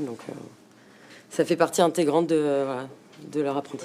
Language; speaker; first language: French; native; French